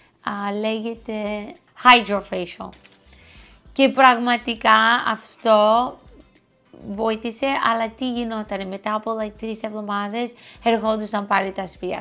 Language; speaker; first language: Greek; early bilingual, heritage; English